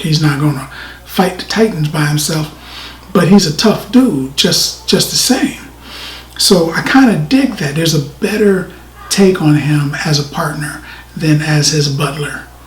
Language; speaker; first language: English; native; English